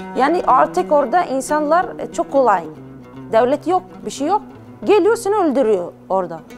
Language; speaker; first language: Turkish; non-native, learner; Arabic